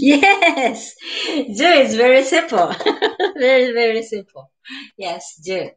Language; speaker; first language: English; non-native, learner; Japanese